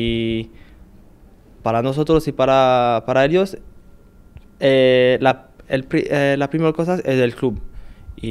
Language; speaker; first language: Spanish; non-native, learner; French